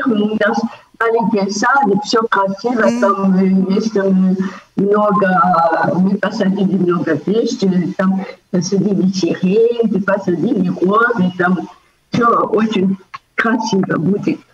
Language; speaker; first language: Russian; early bilingual, heritage; Russian